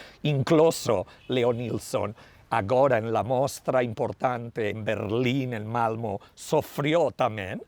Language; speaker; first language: Portuguese; non-native, learner; Spanish